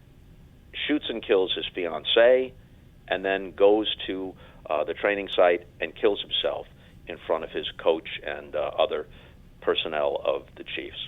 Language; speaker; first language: English; native; English